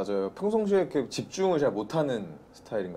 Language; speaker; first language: Korean; native; Korean